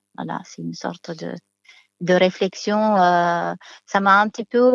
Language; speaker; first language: French; non-native, fluent; Romanian